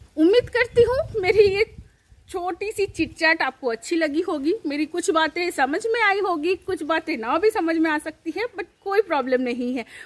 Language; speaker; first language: Hindi; native; Hindi